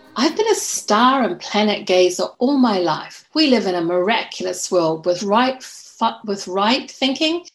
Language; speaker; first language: English; native; English